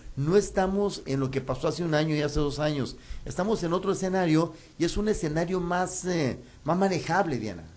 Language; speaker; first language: Spanish; native; Spanish